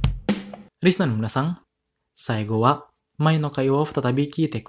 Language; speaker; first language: Japanese; non-native, fluent; Indonesian